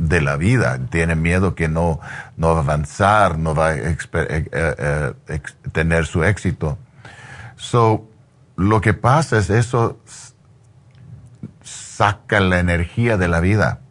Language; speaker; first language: Spanish; non-native, learner; English